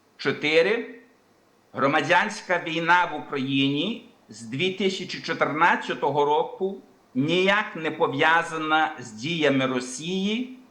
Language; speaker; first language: Ukrainian; early bilingual, heritage; Ukrainian